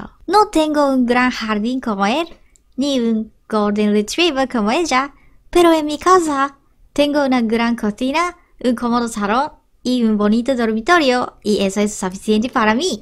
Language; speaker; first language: Spanish; non-native, learner; Japanese